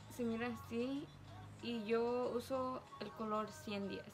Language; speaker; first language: Spanish; early bilingual, heritage; Spanish